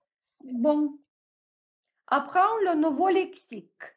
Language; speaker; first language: French; non-native, fluent; Russian